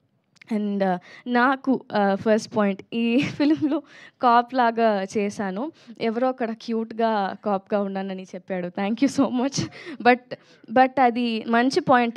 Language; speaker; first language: Telugu; non-native, learner; Tamil